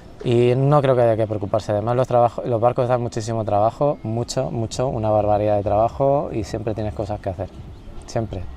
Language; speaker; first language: Spanish; native; Spanish